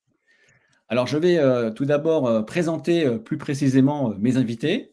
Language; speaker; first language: French; native; French